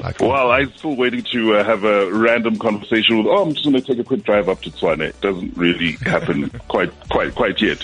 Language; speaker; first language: English; non-native, local second language; Xhosa